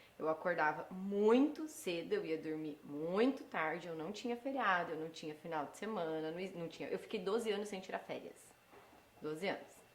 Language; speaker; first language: Portuguese; early bilingual, heritage; Portuguese